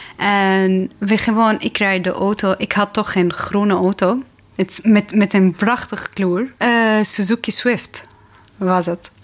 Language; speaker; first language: Dutch; non-native, fluent; Arabic